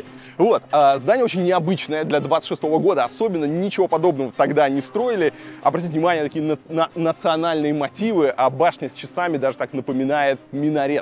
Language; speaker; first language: Russian; native; Russian